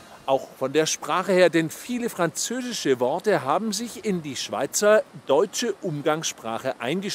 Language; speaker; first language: German; native; German